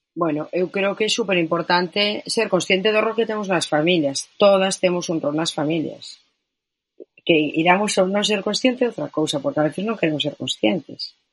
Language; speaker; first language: Galician; non-native, local second language; Spanish